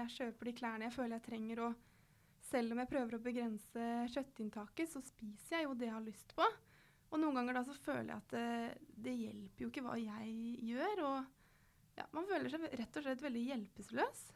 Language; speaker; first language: Norwegian; native; Norwegian